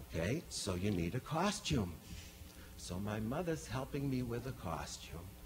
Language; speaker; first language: English; native; English